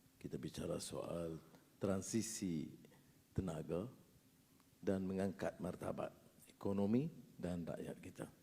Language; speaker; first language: Malay; native; Malay